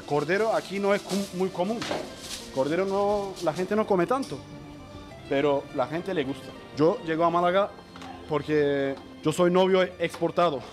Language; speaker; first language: Spanish; non-native, learner; Turkish